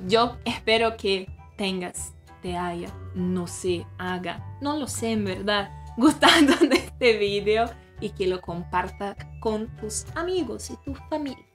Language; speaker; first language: Spanish; non-native, fluent; Portuguese